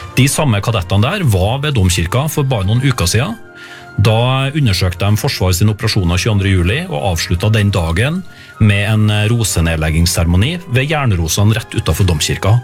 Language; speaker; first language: Norwegian; native; Norwegian